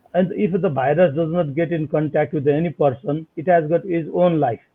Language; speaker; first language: English; non-native, local second language; Nepali